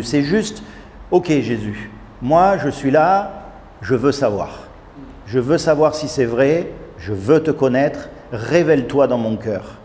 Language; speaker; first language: French; native; French